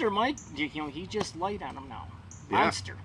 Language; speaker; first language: English; native; English